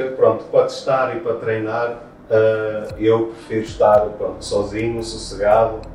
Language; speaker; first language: Portuguese; native; Portuguese